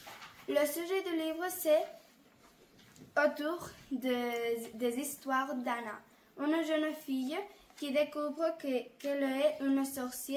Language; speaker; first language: French; non-native, learner; Catalan